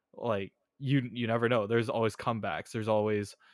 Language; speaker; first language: English; native; English